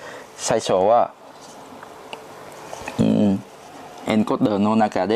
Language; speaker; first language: Japanese; non-native, learner; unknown